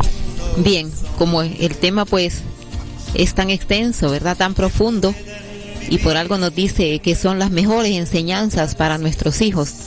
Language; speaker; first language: Spanish; native; Spanish